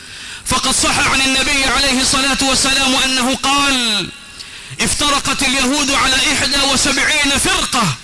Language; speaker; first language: Arabic; non-native, local second language; Swahili